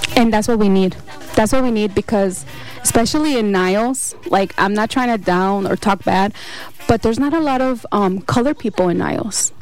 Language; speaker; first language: English; early bilingual, other home language; Spanish